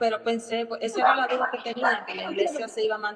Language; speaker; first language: Spanish; native; Spanish